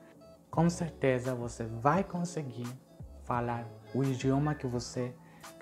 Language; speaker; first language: Portuguese; non-native, fluent; Spanish